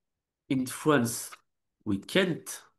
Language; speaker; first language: English; non-native, learner; French